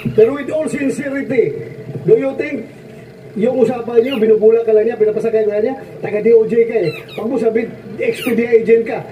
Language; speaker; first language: Filipino; non-native, local second language; Cebuano